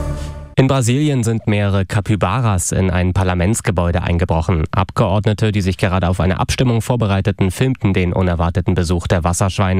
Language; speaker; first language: German; native; German